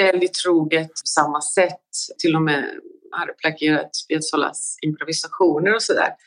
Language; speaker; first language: Swedish; native; Swedish